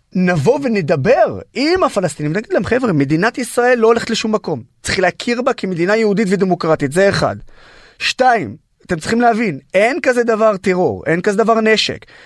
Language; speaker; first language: Hebrew; non-native, local second language; Arabic